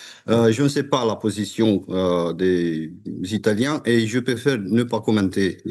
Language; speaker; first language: French; non-native, fluent; Romanian